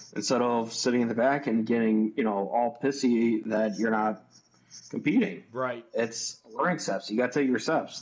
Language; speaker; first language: English; native; English